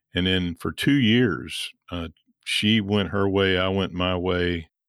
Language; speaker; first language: English; native; English